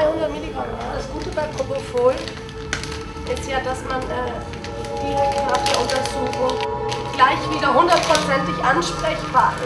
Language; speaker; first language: German; native; German